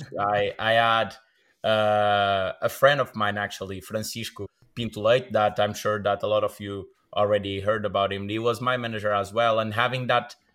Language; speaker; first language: English; non-native, fluent; Portuguese